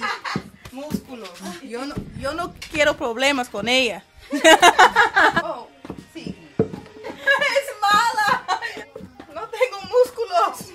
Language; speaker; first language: Spanish; non-native, learner; English